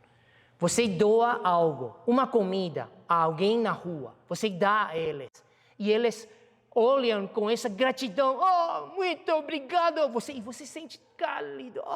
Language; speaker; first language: Portuguese; non-native, fluent; Chinese